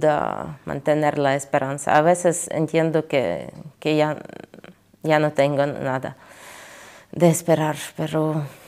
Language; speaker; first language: Spanish; non-native, fluent; Ukrainian